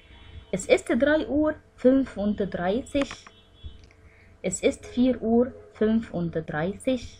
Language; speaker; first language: German; non-native, fluent; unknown